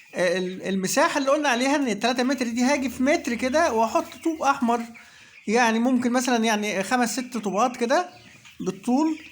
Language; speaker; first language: Arabic; native; Arabic